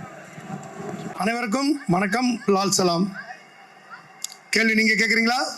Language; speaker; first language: Tamil; native; Tamil